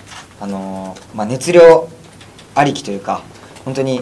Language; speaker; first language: Japanese; native; Japanese